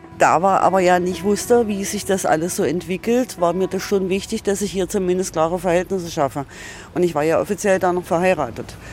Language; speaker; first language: German; native; German